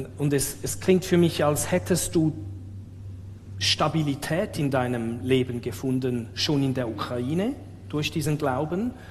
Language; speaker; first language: German; native; German